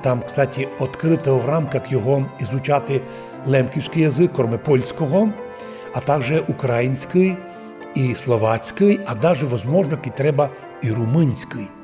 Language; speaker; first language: Ukrainian; non-native, local second language; Rusyn